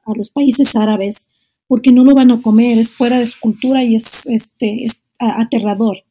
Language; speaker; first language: Spanish; non-native, fluent; Arabic